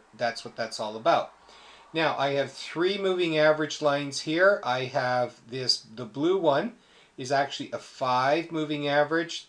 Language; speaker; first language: English; native; English